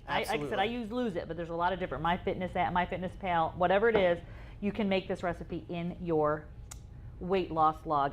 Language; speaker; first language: English; native; English